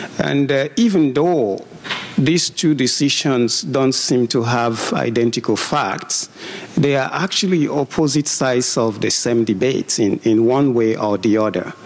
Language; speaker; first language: English; non-native, local second language; Igbo